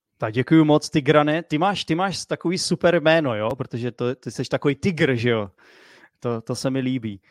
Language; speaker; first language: Czech; native; Czech